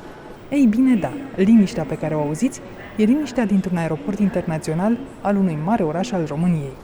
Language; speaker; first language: Romanian; native; Romanian